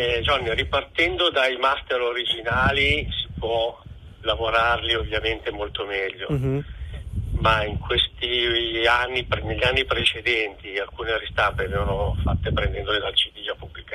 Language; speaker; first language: Italian; native; Italian